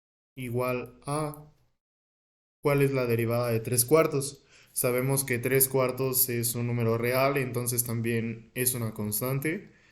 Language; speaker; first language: Spanish; native; Spanish